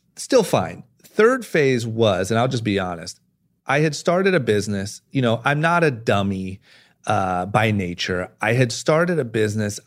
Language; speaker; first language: English; native; English